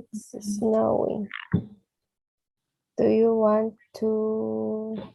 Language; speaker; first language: English; non-native, learner; Portuguese